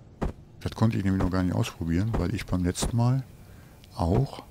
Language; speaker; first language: German; native; German